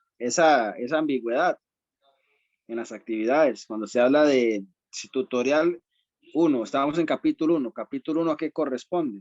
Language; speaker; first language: Spanish; native; Spanish